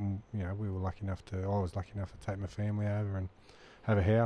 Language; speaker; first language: English; native; English